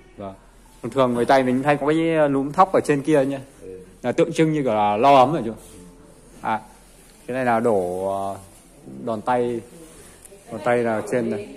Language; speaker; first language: Vietnamese; native; Vietnamese